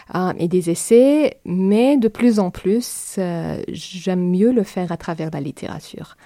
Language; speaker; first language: French; non-native, fluent; Arabic